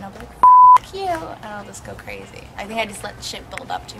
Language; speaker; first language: English; native; English